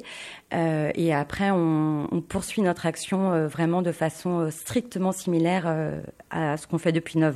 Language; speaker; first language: French; native; French